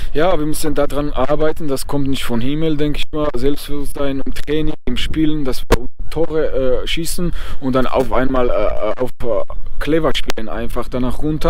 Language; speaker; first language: German; non-native, fluent; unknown